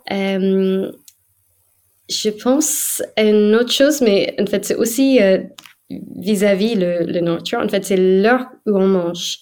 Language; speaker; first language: French; non-native, fluent; English